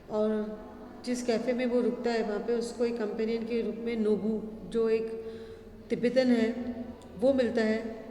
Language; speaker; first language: Hindi; native; Hindi